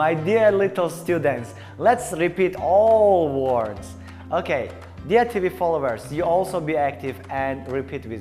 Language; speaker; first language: English; non-native, learner; Tajik